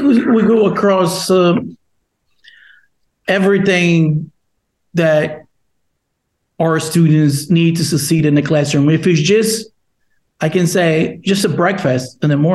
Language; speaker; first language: English; non-native, fluent; Portuguese